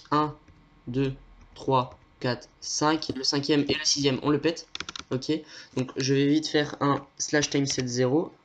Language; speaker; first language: French; native; French